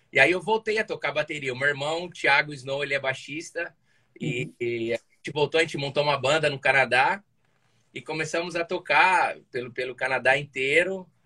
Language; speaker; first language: Portuguese; native; Portuguese